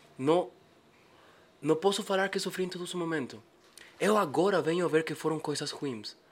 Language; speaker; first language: Portuguese; non-native, fluent; Spanish